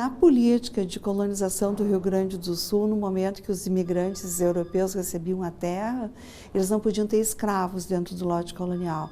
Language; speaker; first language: Portuguese; native; Portuguese